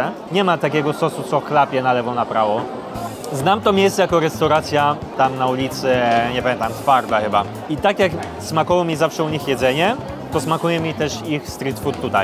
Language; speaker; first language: Polish; non-native, fluent; Italian